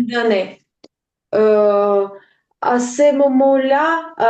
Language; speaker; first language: French; non-native, learner; Ukrainian